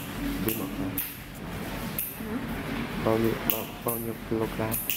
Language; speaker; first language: Vietnamese; non-native, fluent; Japanese